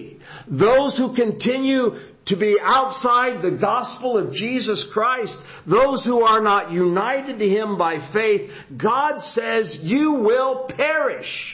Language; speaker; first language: English; native; English